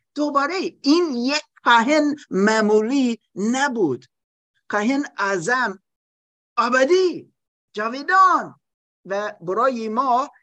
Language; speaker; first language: Persian; non-native, learner; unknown